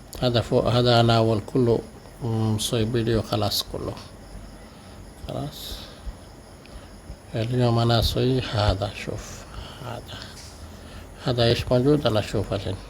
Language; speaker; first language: Arabic; non-native, learner; Bangla